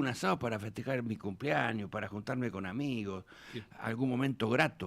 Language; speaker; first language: Spanish; native; Spanish